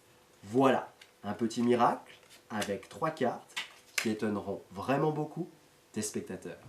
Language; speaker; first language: French; native; French